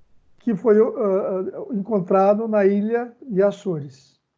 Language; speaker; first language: Portuguese; native; Portuguese